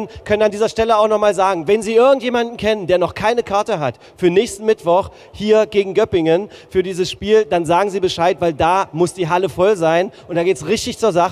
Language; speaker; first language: German; native; German